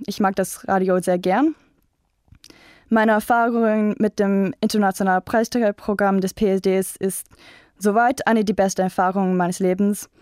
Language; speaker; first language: German; non-native, fluent; English